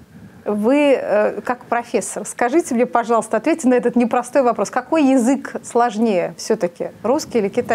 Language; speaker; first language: Russian; native; Russian